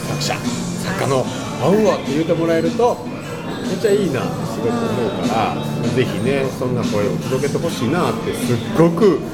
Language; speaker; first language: Japanese; native; Japanese